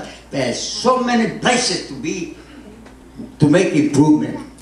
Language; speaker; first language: English; non-native, fluent; Spanish